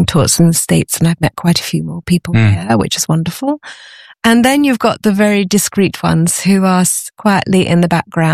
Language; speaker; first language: English; native; English